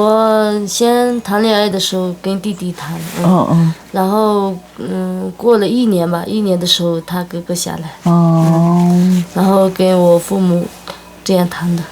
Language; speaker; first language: Chinese; non-native, local second language; Tibetan